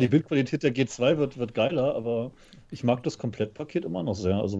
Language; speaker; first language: German; native; German